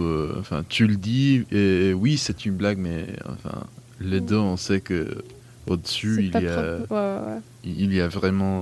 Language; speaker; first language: French; non-native, fluent; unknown